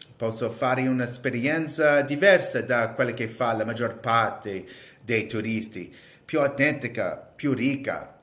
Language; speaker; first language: Italian; non-native, fluent; English